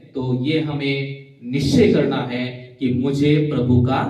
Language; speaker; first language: Hindi; non-native, local second language; Marathi